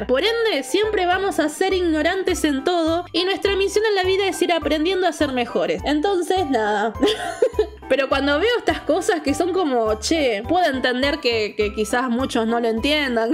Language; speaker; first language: Spanish; native; Spanish